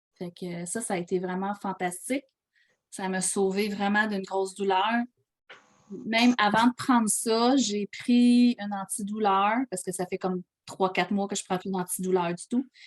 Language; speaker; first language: French; native; French